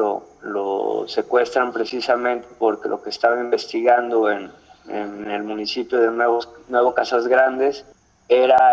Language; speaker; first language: Spanish; native; Spanish